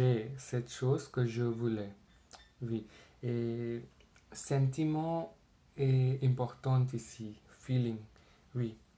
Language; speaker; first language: French; non-native, learner; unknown